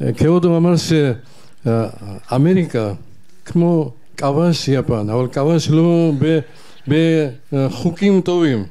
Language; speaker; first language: Hebrew; non-native, fluent; Georgian